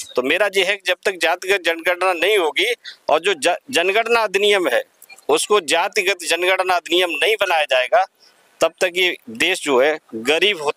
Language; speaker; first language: Hindi; native; Hindi